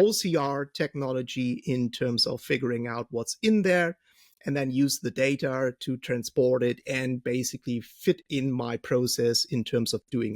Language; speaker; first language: English; non-native, fluent; German